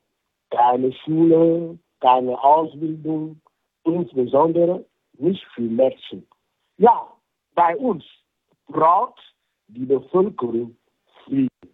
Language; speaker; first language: German; non-native, fluent; French